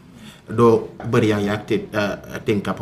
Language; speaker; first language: Swedish; non-native, learner; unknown